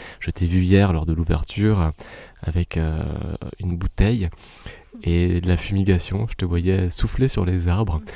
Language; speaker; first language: French; native; French